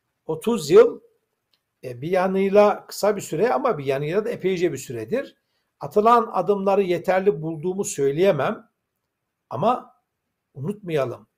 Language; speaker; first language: Turkish; native; Turkish